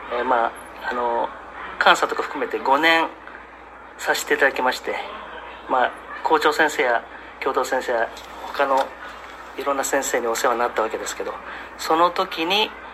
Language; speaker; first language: Japanese; native; Japanese